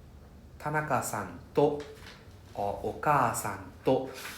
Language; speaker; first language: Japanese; non-native, fluent; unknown